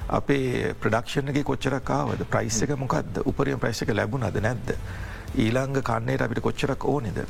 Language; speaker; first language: Sinhala; non-native, local second language; Tamil